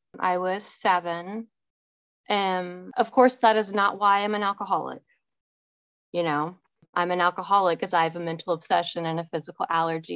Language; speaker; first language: English; native; English